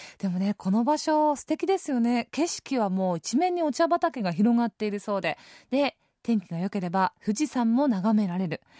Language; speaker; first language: Japanese; native; Japanese